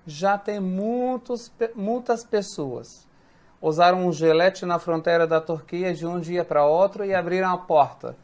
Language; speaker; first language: Portuguese; non-native, fluent; Arabic